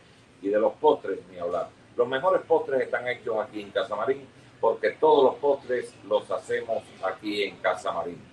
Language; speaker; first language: Spanish; native; Spanish